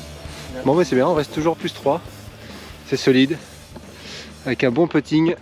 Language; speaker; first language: French; native; French